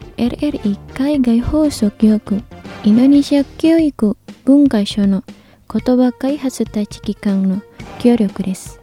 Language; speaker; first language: Japanese; non-native, fluent; Indonesian